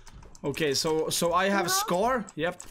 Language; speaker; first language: English; non-native, fluent; Swedish